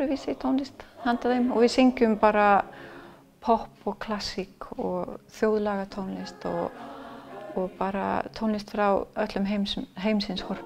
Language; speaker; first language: Icelandic; non-native, fluent; English